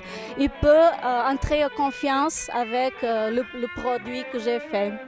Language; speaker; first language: French; non-native, fluent; Portuguese